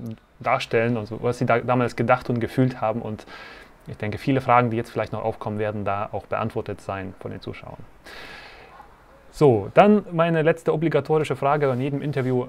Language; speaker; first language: German; native; German